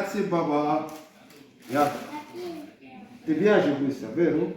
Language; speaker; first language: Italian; non-native, fluent; Arabic